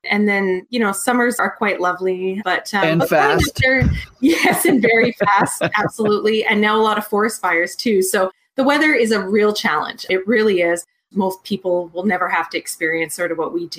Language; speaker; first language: English; native; English